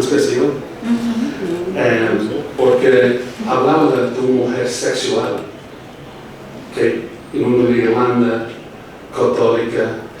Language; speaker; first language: Spanish; non-native, fluent; English